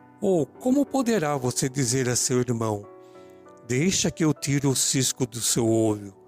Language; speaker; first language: Portuguese; native; Portuguese